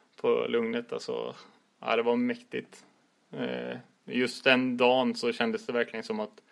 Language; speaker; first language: Swedish; native; Swedish